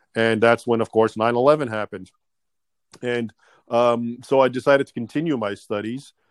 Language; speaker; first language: English; native; English